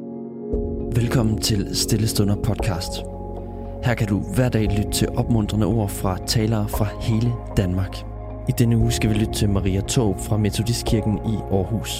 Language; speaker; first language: Danish; native; Danish